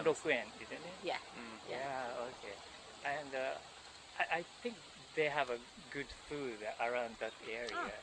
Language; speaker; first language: English; non-native, fluent; Japanese